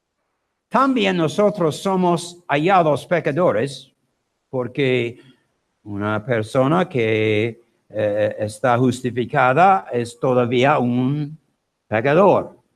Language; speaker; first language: Spanish; non-native, learner; English